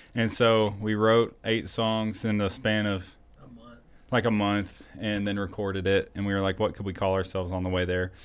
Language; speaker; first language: English; native; English